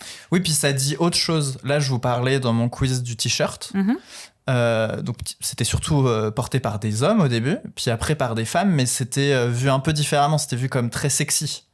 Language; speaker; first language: French; native; French